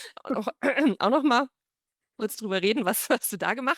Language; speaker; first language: German; native; German